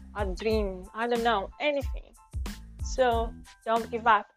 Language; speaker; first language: English; non-native, fluent; Portuguese